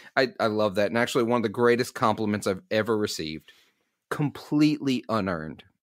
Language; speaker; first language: English; native; English